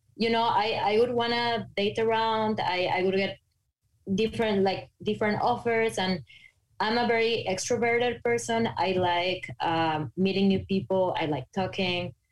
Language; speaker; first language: English; non-native, fluent; Spanish